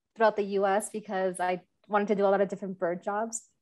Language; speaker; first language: English; native; English